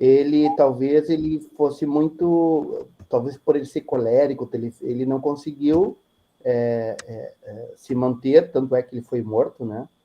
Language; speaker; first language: Portuguese; native; Portuguese